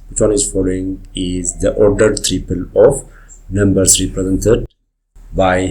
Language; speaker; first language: English; non-native, local second language; Amharic